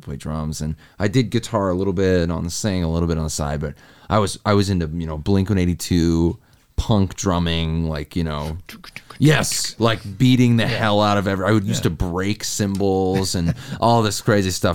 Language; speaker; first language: English; native; English